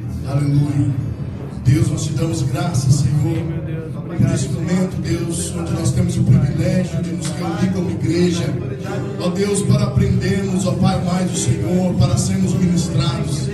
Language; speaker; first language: Portuguese; native; Portuguese